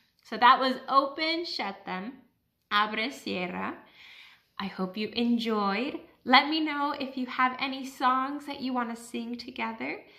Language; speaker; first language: English; native; English